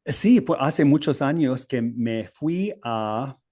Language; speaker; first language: Spanish; non-native, learner; English